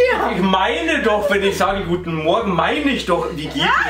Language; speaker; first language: German; native; German